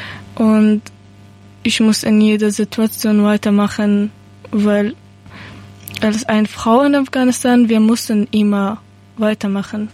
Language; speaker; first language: German; non-native, learner; Persian